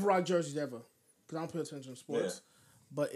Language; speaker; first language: English; non-native, fluent; French